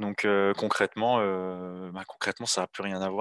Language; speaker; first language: French; native; French